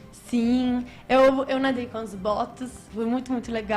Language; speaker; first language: Portuguese; non-native, fluent; Italian